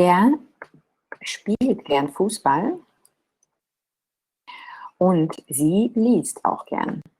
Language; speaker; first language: German; non-native, fluent; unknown